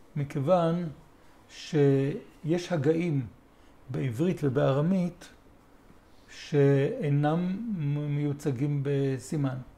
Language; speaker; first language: Hebrew; native; Hebrew